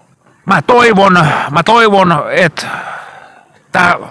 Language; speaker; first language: Finnish; native; Finnish